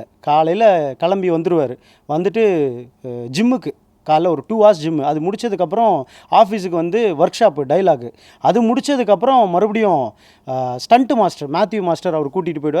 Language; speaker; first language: Tamil; native; Tamil